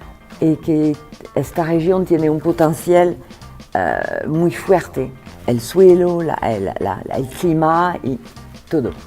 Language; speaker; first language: Spanish; non-native, fluent; French